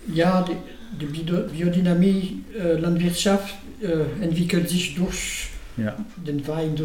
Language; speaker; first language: German; non-native, learner; French